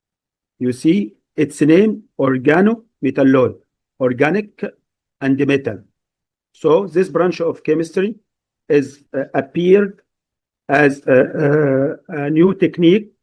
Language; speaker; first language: English; non-native, fluent; Arabic